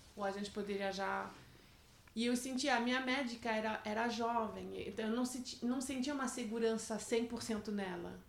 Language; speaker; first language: Portuguese; non-native, fluent; French